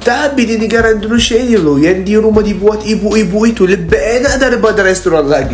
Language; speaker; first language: Indonesian; non-native, fluent; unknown